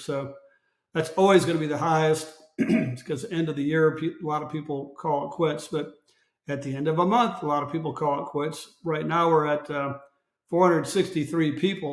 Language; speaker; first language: English; native; English